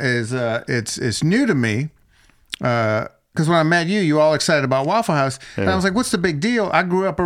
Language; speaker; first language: English; native; English